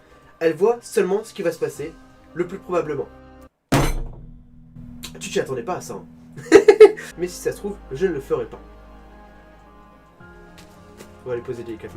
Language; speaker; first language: French; native; French